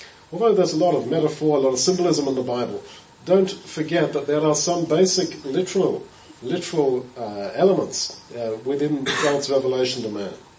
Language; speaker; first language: English; native; English